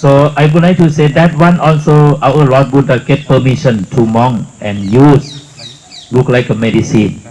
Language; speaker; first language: English; non-native, learner; Thai